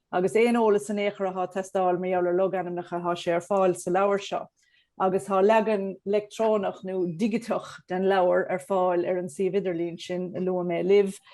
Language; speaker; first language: Irish; native; Irish